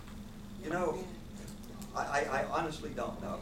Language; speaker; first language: English; native; English